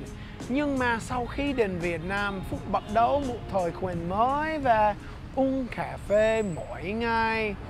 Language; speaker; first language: Vietnamese; early bilingual, heritage; English